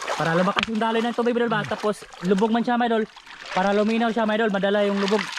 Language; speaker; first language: Filipino; non-native, local second language; Cebuano